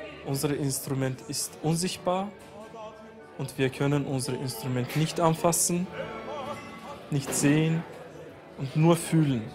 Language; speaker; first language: German; non-native, fluent; Azerbaijani